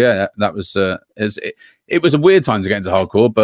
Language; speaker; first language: English; native; English